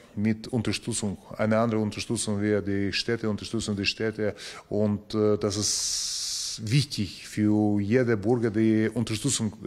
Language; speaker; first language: German; non-native, learner; Ukrainian